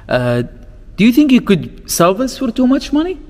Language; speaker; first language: English; non-native, learner; Arabic